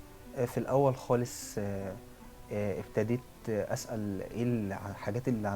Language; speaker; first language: Arabic; native; Arabic